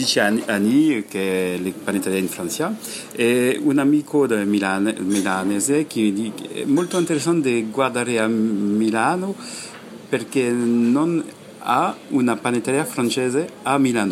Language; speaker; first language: Italian; non-native, learner; French